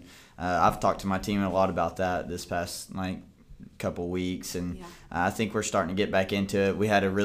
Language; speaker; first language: English; native; English